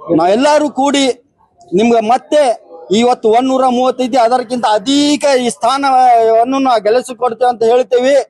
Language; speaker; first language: Kannada; non-native, local second language; Urdu